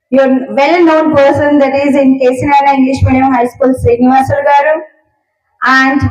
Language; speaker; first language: English; non-native, local second language; Telugu